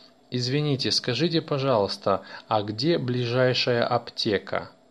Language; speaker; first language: Russian; native; Russian